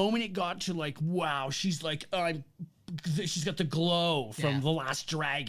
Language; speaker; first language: English; native; English